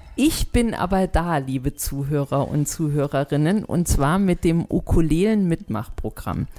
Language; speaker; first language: German; native; German